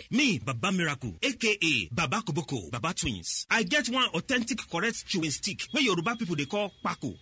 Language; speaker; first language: Nigerian Pidgin; native; Nigerian Pidgin